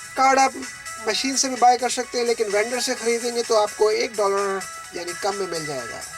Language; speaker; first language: Urdu; native; Urdu